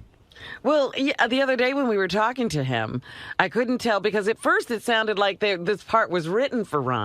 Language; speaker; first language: English; native; English